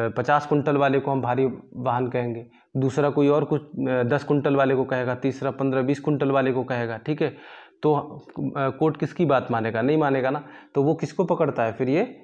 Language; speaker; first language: Hindi; native; Hindi